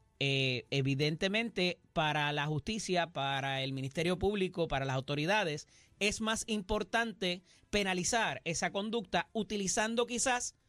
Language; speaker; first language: Spanish; native; Spanish